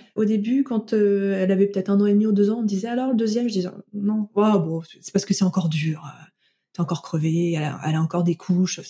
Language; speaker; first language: French; native; French